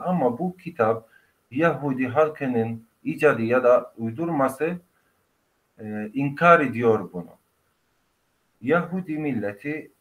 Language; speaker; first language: Turkish; non-native, fluent; Arabic